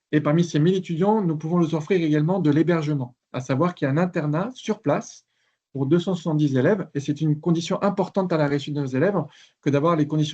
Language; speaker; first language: French; native; French